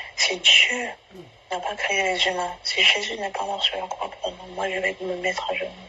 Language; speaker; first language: French; non-native, local second language; Basaa